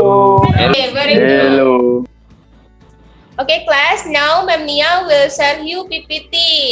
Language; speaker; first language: English; non-native, learner; Indonesian